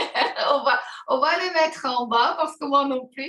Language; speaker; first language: French; non-native, fluent; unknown